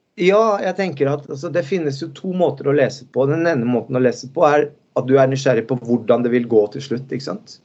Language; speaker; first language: Norwegian; early bilingual, other home language; Spanish